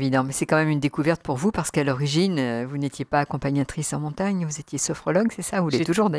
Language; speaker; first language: French; native; French